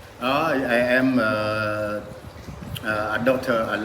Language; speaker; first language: English; non-native, learner; Khmer